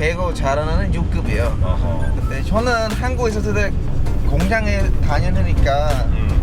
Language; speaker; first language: Korean; non-native, learner; Khmer